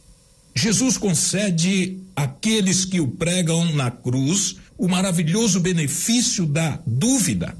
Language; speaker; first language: Portuguese; native; Portuguese